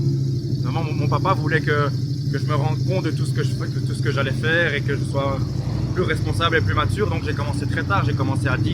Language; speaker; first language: French; native; French